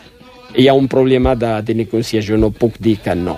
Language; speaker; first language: Catalan; early bilingual, other home language; Riffian